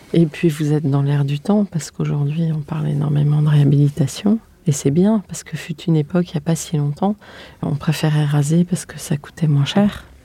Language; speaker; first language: French; native; French